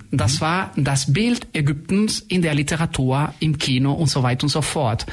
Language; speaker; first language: German; non-native, fluent; Spanish